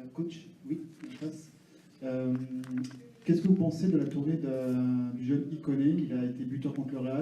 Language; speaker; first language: French; native; French